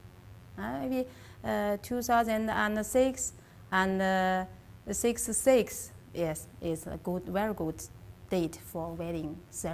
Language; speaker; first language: English; non-native, learner; Chinese